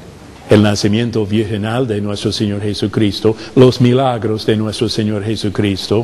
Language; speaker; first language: Spanish; non-native, fluent; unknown